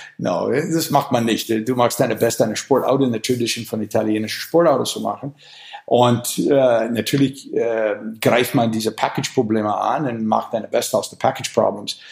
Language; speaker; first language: German; non-native, fluent; English